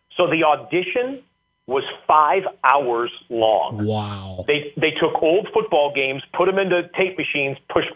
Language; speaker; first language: English; native; English